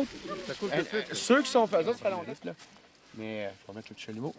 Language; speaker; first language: French; native; French